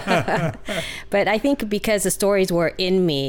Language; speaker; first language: English; early bilingual, other home language; Vietnamese